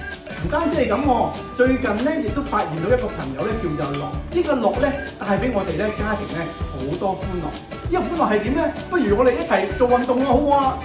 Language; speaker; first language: Cantonese; native; Cantonese